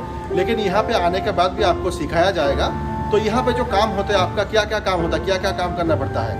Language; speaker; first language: Hindi; non-native, local second language; Bangla